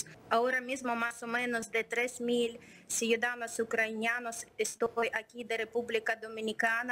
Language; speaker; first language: Spanish; non-native, learner; Ukrainian